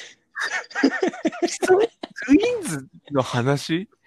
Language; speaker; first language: Japanese; native; Japanese